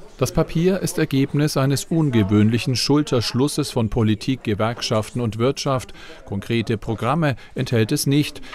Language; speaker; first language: German; native; German